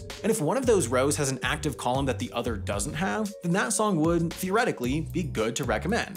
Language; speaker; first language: English; native; English